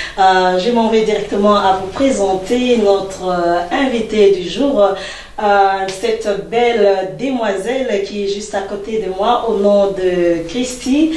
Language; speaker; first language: French; non-native, local second language; Lingala